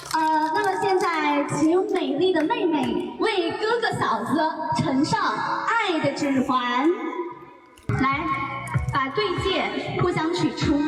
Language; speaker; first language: Chinese; native; Chinese